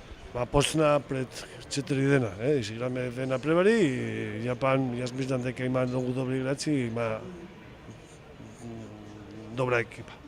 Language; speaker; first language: Macedonian; non-native, fluent; Spanish